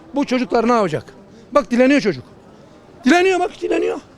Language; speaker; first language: Turkish; native; Turkish